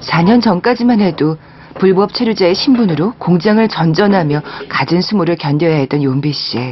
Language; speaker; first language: Korean; native; Korean